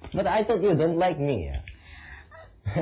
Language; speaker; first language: English; non-native, learner; Japanese